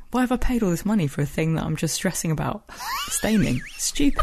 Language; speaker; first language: English; native; English